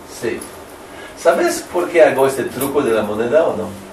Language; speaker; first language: Spanish; non-native, learner; French